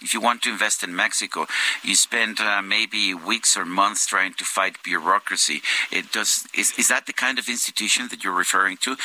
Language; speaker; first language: English; non-native, fluent; Spanish